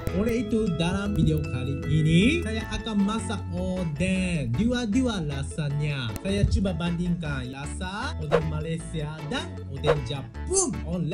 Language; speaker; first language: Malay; non-native, learner; Japanese